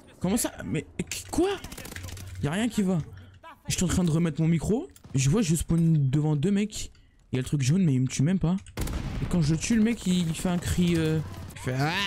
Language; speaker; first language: French; native; French